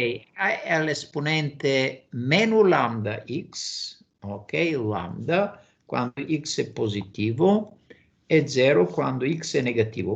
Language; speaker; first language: Italian; non-native, fluent; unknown